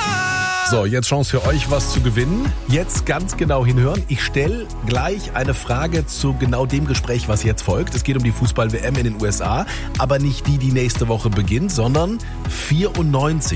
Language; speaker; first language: German; native; German